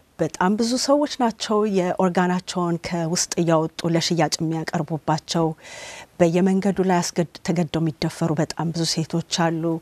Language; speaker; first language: Amharic; native; Amharic